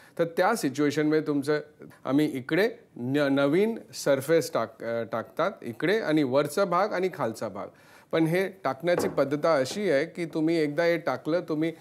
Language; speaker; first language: Marathi; non-native, local second language; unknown